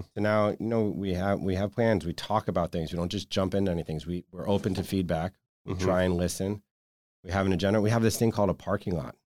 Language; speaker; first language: English; native; English